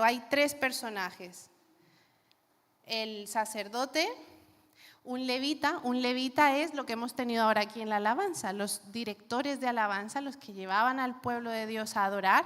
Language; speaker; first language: Spanish; native; Spanish